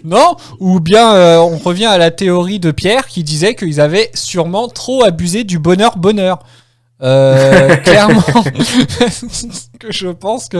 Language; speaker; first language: French; native; French